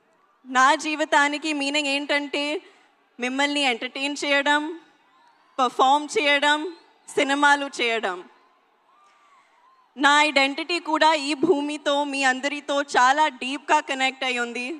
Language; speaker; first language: Telugu; non-native, learner; Hindi